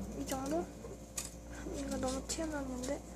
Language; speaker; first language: Korean; native; Korean